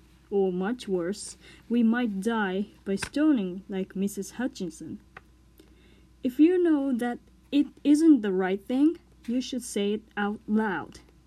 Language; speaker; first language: English; non-native, learner; Japanese